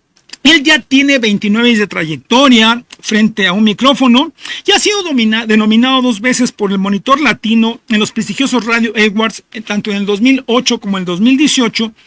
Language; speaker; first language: Spanish; native; Spanish